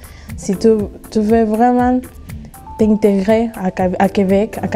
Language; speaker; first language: French; non-native, learner; Spanish